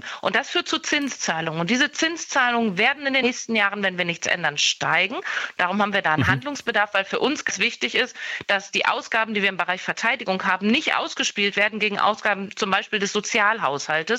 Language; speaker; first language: German; native; German